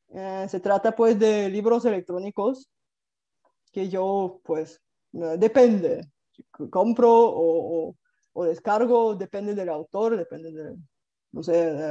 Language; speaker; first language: Spanish; non-native, fluent; Bulgarian